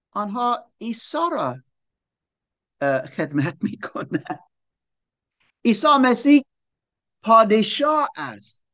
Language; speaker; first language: Persian; non-native, learner; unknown